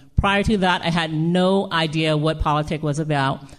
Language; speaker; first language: English; early bilingual, other home language; Lao